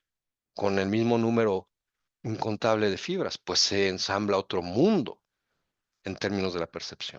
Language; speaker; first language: Spanish; native; Spanish